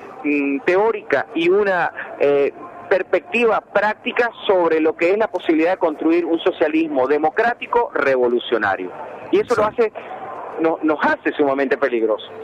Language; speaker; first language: Spanish; native; Spanish